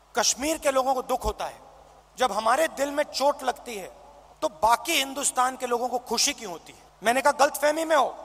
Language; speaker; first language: Hindi; native; Hindi